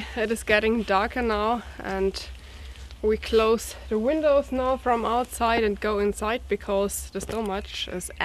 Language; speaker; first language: English; non-native, learner; German